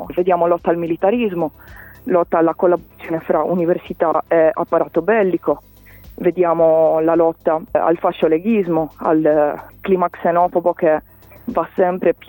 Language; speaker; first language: Italian; native; Italian